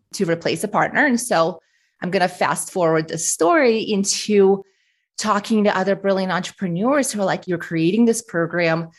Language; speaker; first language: English; early bilingual, other home language; Russian